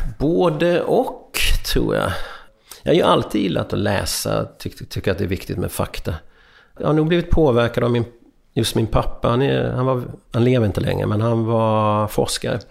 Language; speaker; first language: Swedish; early bilingual, other home language; Hungarian